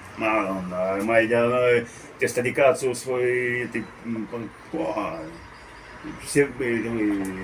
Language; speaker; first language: Russian; non-native, learner; Romanian